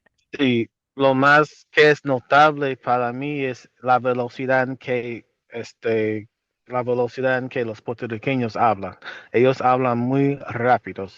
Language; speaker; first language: Spanish; non-native, fluent; English